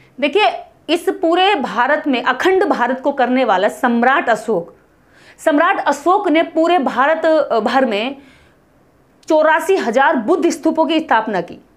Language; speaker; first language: Hindi; native; Hindi